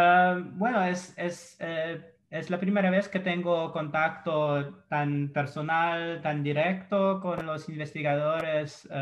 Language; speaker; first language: Spanish; non-native, fluent; English